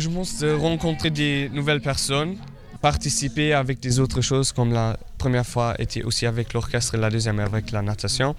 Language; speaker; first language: French; non-native, local second language; Luxembourgish